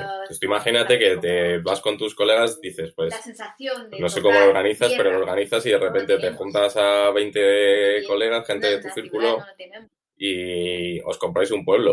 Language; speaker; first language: Spanish; native; Spanish